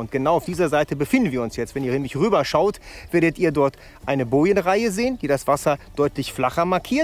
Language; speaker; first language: German; native; German